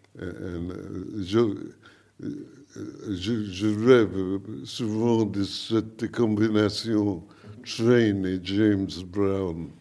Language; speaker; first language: French; non-native, learner; English